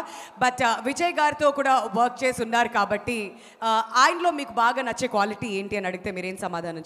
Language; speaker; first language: Telugu; native; Telugu